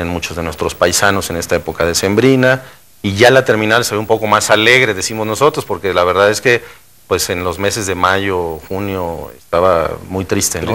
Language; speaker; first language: Spanish; native; Spanish